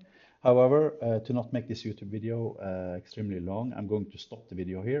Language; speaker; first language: English; non-native, fluent; Norwegian